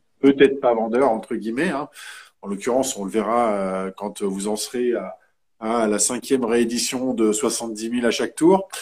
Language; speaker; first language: French; native; French